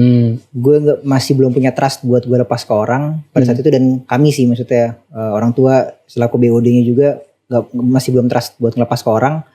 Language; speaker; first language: Indonesian; native; Indonesian